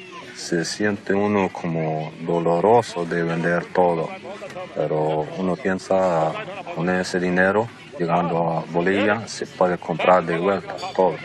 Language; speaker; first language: Spanish; non-native, local second language; Plautdietsch